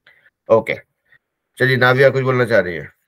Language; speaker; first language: Hindi; native; Hindi